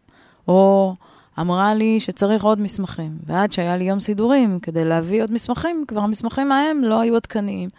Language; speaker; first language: Hebrew; native; Hebrew